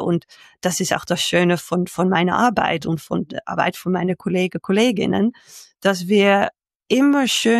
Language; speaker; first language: German; non-native, fluent; Dutch